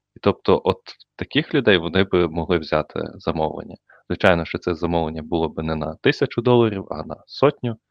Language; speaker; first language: Ukrainian; native; Ukrainian